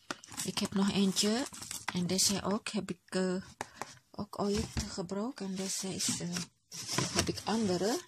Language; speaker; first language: Dutch; non-native, learner; Indonesian